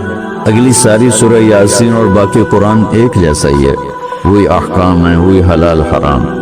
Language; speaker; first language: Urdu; non-native, local second language; Saraiki